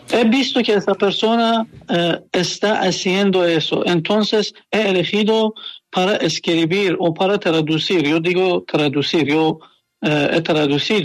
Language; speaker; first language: Spanish; non-native, learner; Persian